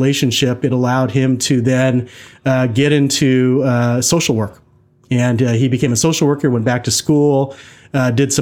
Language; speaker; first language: English; native; English